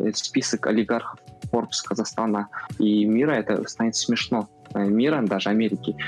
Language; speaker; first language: Russian; non-native, local second language; Kazakh